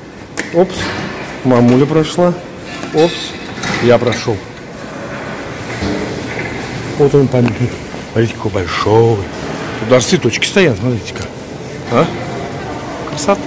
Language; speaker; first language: Russian; native; Russian